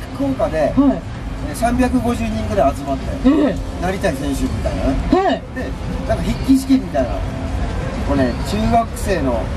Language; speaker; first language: Japanese; native; Japanese